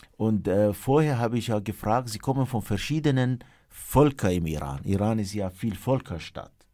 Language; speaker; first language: German; non-native, fluent; Kurdish